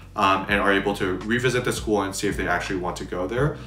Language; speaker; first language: English; native; English